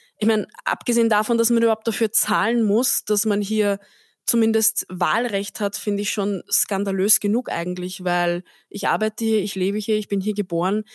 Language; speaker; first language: German; early bilingual, other home language; Turkish